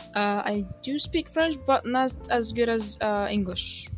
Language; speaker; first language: English; non-native, fluent; Arabic